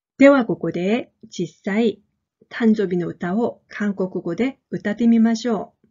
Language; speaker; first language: Japanese; non-native, fluent; Korean